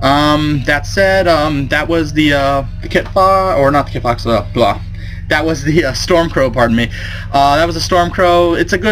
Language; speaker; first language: English; native; English